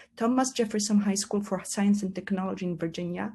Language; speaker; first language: English; non-native, fluent; Polish